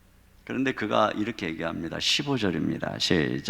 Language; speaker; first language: Korean; native; Korean